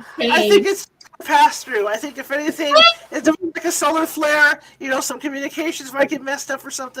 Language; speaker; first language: English; native; English